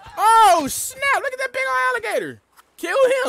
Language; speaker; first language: English; native; English